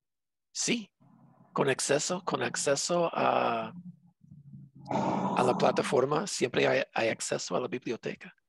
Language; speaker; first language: Spanish; non-native, fluent; English